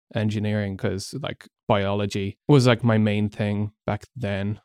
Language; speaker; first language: English; native; English